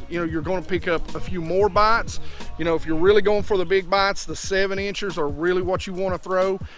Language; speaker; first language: English; native; English